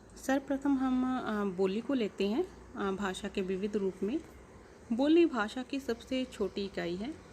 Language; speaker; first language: Hindi; native; Hindi